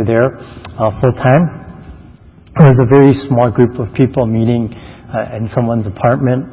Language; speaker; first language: English; native; English